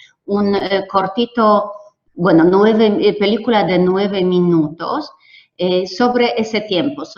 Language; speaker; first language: Spanish; non-native, fluent; Polish